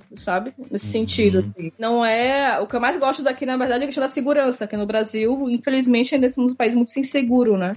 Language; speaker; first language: Portuguese; native; Portuguese